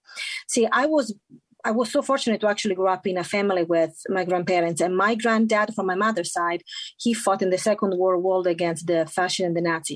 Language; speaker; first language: English; non-native, fluent; Italian